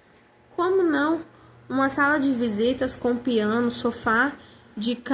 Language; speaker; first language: Portuguese; native; Portuguese